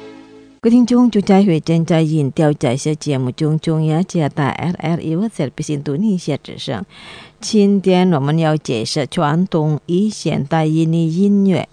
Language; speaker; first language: Chinese; non-native, learner; Indonesian